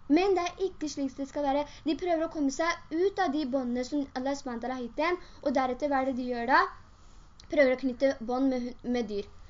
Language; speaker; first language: Norwegian; early bilingual, other home language; Urdu